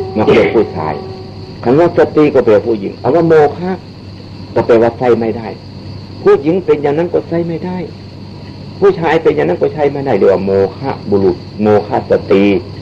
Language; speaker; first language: Thai; native; Thai